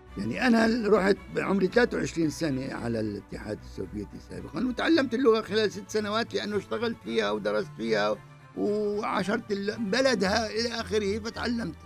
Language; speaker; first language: Arabic; native; Arabic